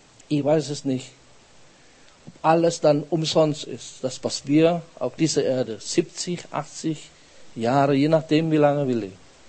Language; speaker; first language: German; non-native, fluent; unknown